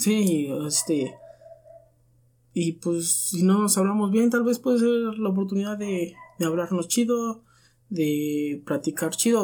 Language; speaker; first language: Spanish; native; Spanish